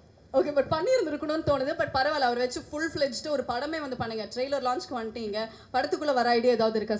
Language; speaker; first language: Tamil; native; Tamil